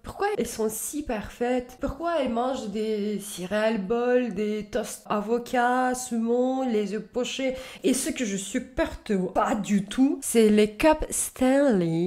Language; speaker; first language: French; native; French